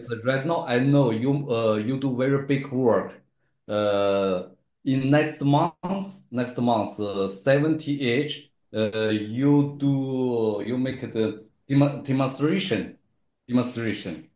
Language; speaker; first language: English; non-native, learner; Chinese